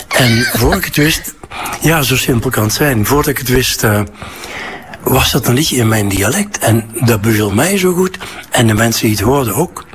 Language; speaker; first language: Dutch; native; Dutch